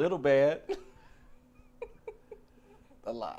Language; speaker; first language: English; native; English